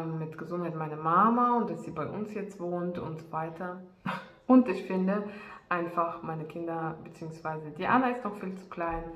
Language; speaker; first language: German; non-native, fluent; Russian